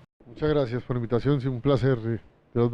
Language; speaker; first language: Spanish; native; Spanish